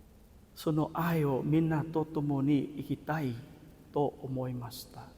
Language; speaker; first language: Japanese; non-native, fluent; Vietnamese